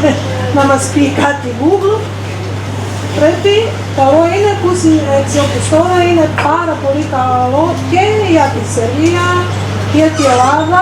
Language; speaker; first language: Greek; non-native, fluent; Serbian